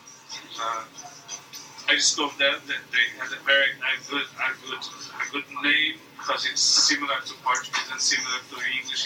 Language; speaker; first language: English; non-native, fluent; Portuguese